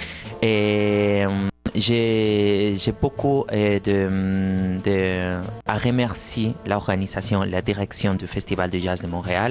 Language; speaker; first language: French; non-native, fluent; Spanish